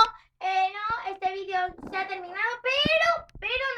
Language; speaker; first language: Spanish; native; Spanish